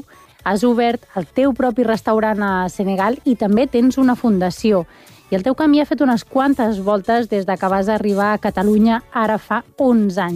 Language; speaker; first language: Catalan; native; Catalan